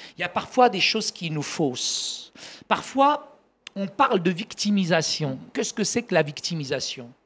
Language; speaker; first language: French; early bilingual, other home language; Arabic